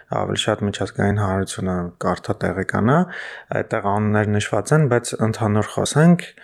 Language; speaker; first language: Armenian; native; Armenian